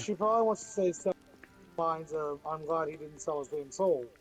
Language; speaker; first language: English; native; English